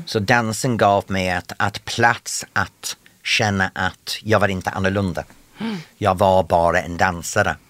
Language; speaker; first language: Swedish; non-native, fluent; English